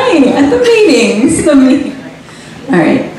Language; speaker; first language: English; native; English